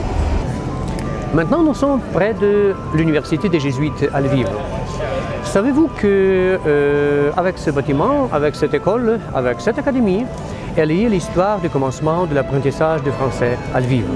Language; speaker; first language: French; non-native, fluent; Ukrainian